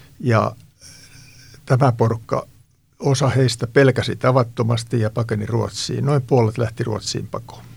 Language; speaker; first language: Finnish; native; Finnish